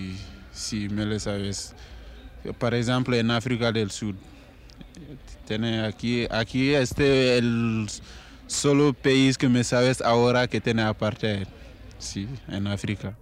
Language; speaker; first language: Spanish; non-native, learner; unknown